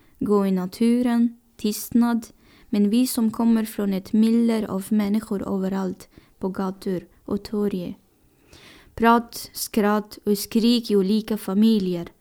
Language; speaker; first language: Swedish; non-native, fluent; Persian